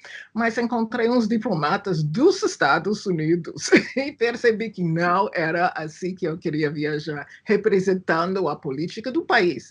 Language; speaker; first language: Portuguese; non-native, fluent; English